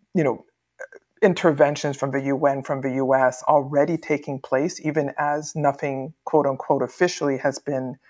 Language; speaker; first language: English; native; English